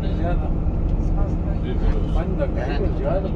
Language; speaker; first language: Arabic; non-native, learner; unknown